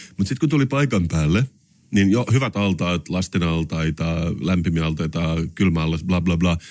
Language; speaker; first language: Finnish; non-native, local second language; Swedish